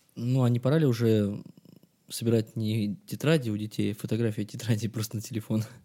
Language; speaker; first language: Russian; native; Russian